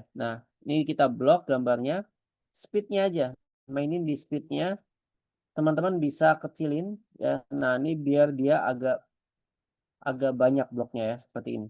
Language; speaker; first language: Indonesian; native; Indonesian